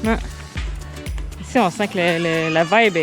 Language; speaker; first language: French; native; French